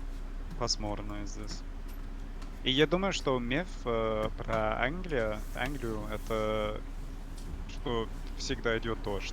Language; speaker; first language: Russian; non-native, learner; English